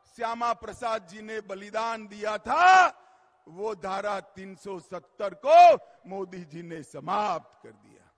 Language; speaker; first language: Hindi; non-native, local second language; Gujarati